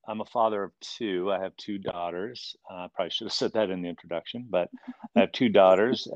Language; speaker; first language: English; native; English